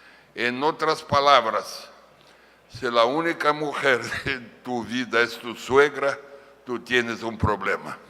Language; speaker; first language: Spanish; non-native, fluent; Portuguese